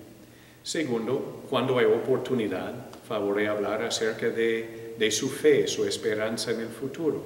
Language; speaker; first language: Spanish; non-native, fluent; English